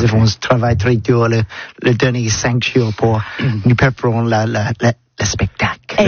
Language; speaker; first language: French; non-native, learner; English